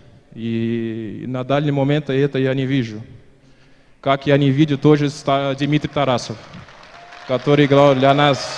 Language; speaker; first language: Russian; non-native, fluent; Portuguese